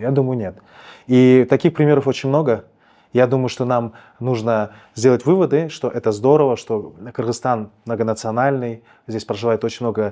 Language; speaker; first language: Russian; native; Russian